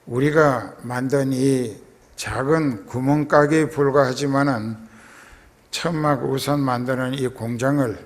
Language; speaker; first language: Korean; native; Korean